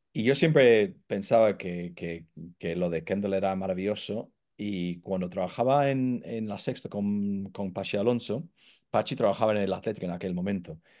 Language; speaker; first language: Spanish; non-native, fluent; English